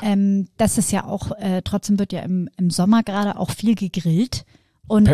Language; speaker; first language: German; native; German